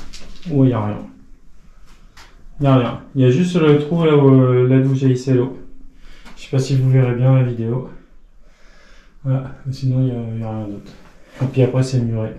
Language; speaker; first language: French; native; French